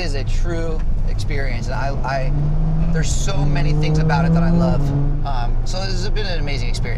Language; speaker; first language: English; native; English